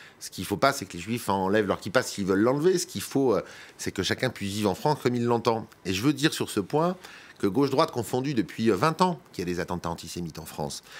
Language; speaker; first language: French; native; French